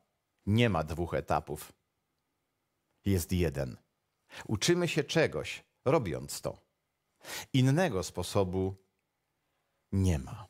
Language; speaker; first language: Polish; native; Polish